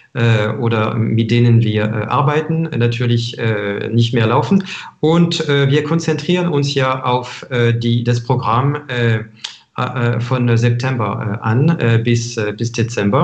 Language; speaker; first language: German; non-native, fluent; French